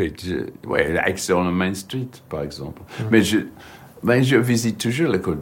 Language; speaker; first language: French; non-native, learner; English